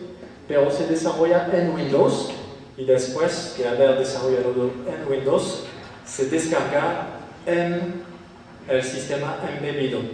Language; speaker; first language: Spanish; non-native, fluent; French